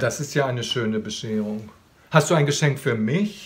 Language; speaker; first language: German; non-native, fluent; Chinese